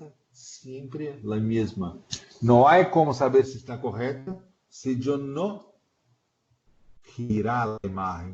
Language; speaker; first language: Spanish; non-native, fluent; Portuguese